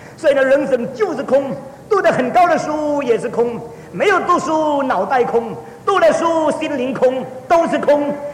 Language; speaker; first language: Chinese; early bilingual, heritage; Chinese